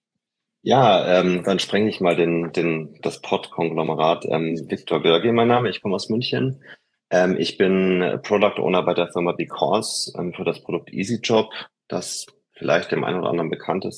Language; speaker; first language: German; native; German